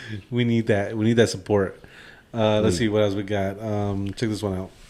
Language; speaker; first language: English; early bilingual, other home language; Spanish